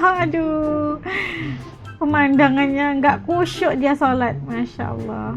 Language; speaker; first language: Indonesian; native; Indonesian